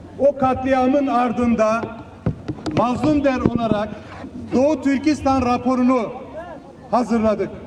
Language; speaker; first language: Turkish; native; Turkish